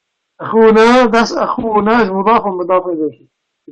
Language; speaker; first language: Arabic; non-native, fluent; English